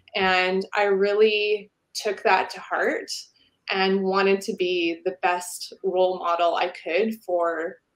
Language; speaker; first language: English; native; English